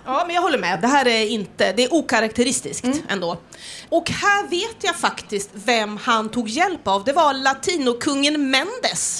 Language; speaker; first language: Swedish; native; Swedish